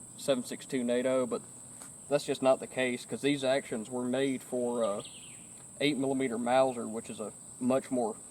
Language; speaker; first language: English; native; English